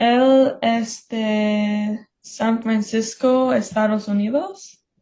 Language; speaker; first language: Spanish; non-native, learner; English